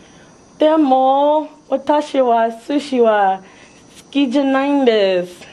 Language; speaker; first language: Japanese; non-native, learner; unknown